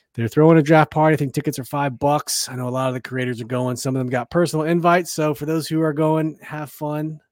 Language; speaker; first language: English; early bilingual, other home language; Chinese